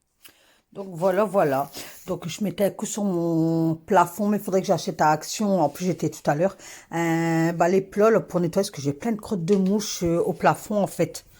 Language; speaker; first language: French; native; French